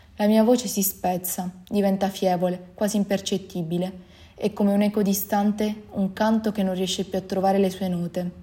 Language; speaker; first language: Italian; early bilingual, other home language; Albanian